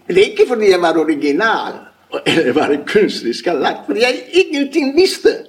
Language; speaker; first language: Norwegian; non-native, fluent; Italian